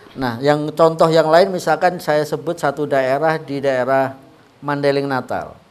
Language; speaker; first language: Indonesian; non-native, local second language; Javanese